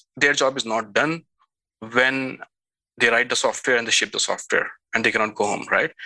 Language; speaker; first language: English; non-native, local second language; Hindi